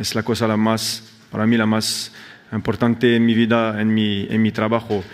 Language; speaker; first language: Spanish; non-native, fluent; French